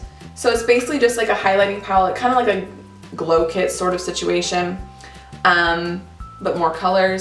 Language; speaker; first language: English; native; English